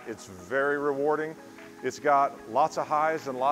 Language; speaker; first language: English; native; English